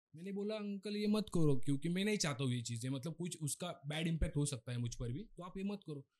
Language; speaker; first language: Hindi; non-native, local second language; Marathi